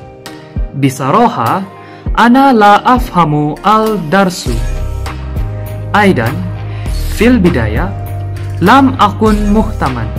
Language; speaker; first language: Arabic; non-native, learner; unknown